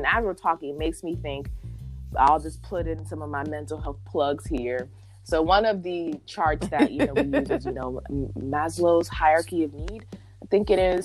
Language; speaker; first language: English; native; English